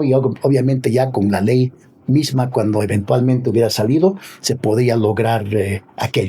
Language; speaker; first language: Spanish; native; Spanish